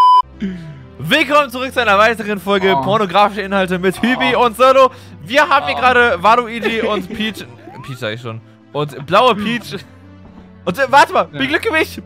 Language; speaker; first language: German; native; German